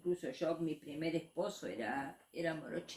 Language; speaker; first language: Spanish; native; Spanish